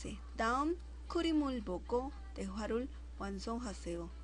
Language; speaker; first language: Korean; non-native, fluent; Spanish